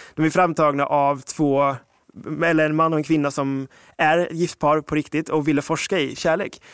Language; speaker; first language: Swedish; early bilingual, other home language; English